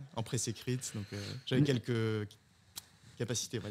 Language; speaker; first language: French; native; French